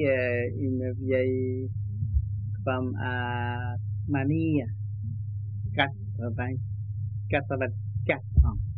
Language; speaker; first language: French; non-native, learner; Vietnamese